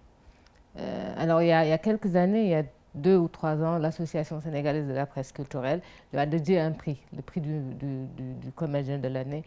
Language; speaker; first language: French; non-native, local second language; Wolof